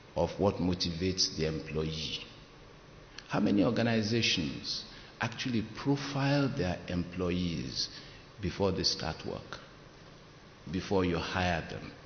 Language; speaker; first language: English; non-native, local second language; Yoruba